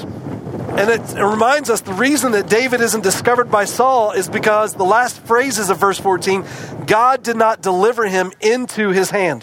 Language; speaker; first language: English; native; English